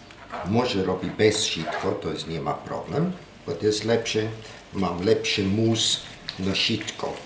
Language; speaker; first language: Polish; non-native, learner; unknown